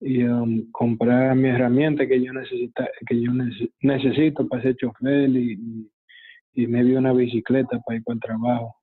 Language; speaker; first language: Spanish; early bilingual, other home language; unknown